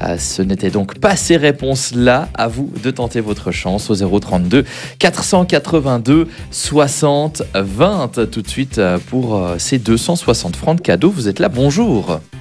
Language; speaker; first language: French; native; French